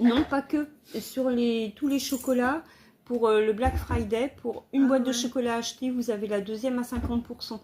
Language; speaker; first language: French; native; French